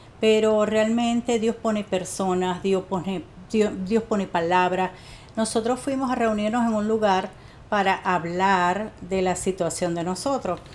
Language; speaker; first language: Spanish; native; Spanish